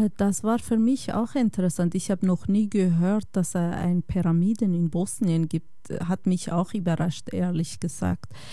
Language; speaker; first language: German; non-native, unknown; Bosnian